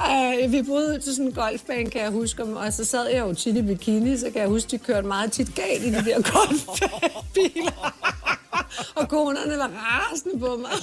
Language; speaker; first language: Danish; native; Danish